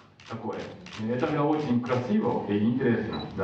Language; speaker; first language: Russian; non-native, learner; Japanese